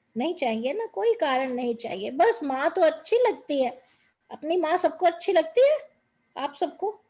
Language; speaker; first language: Hindi; native; Hindi